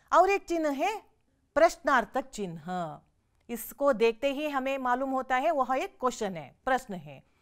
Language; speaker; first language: Hindi; non-native, local second language; Kannada